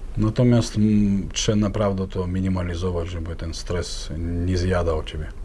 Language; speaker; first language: Polish; non-native, fluent; Chechen